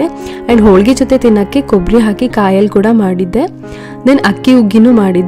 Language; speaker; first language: Kannada; native; Kannada